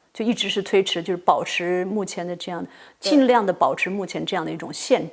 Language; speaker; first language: Chinese; native; Chinese